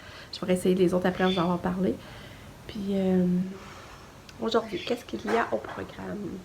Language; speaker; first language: French; native; French